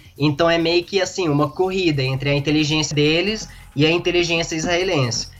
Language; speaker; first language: Portuguese; non-native, fluent; Arabic